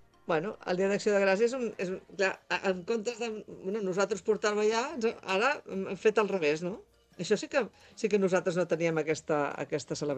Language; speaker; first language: Catalan; native; Catalan